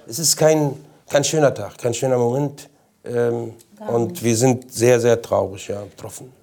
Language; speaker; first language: German; non-native, fluent; Arabic